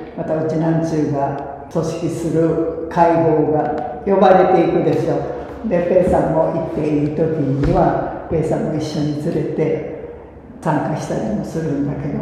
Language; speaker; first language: Japanese; early bilingual, other home language; Korean